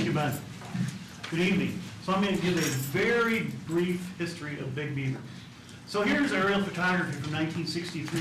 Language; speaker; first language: English; native; English